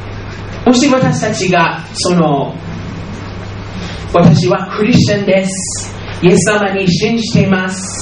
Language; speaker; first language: Japanese; non-native, fluent; English